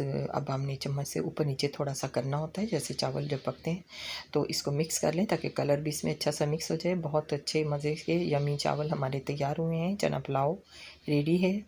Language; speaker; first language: Hindi; non-native, local second language; Punjabi